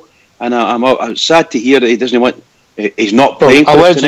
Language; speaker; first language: English; native; English